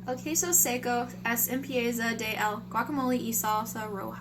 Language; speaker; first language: Spanish; non-native, learner; English